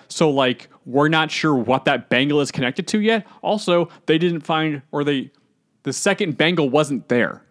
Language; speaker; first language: English; native; English